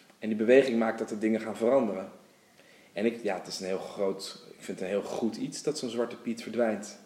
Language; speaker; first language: Dutch; native; Dutch